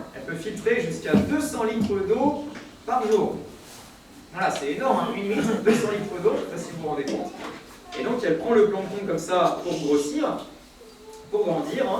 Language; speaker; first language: French; native; French